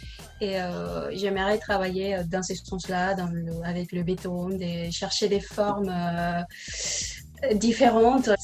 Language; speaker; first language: French; non-native, learner; Spanish